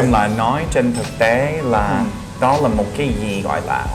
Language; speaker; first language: Vietnamese; non-native, fluent; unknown